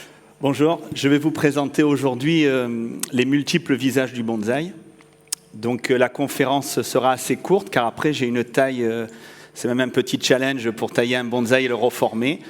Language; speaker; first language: French; native; French